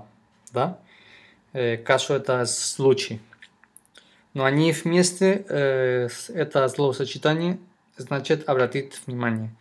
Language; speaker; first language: Russian; non-native, fluent; Spanish